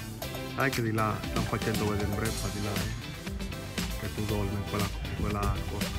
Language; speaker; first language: Italian; non-native, learner; Spanish